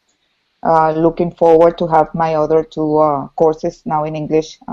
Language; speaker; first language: English; non-native, fluent; Spanish